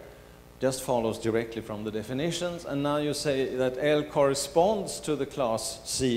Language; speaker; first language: English; non-native, fluent; Swedish